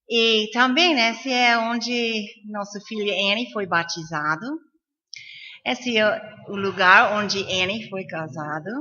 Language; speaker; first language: Portuguese; non-native, fluent; English